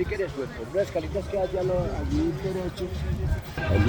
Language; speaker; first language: Spanish; native; Spanish